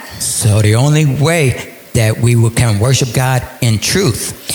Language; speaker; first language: English; native; English